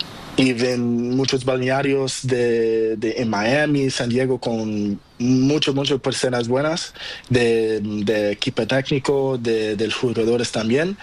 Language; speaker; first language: Spanish; non-native, learner; Portuguese